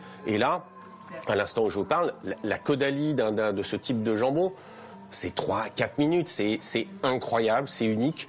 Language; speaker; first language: French; native; French